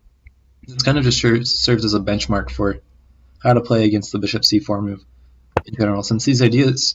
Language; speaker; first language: English; native; English